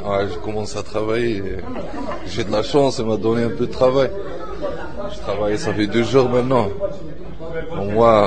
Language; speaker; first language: French; non-native, learner; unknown